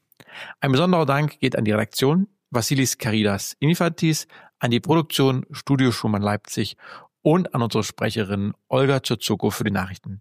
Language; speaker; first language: German; native; German